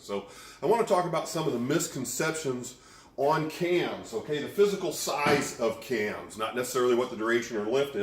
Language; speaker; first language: English; native; English